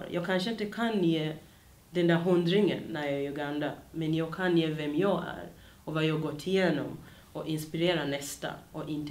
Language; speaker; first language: Swedish; early bilingual, other home language; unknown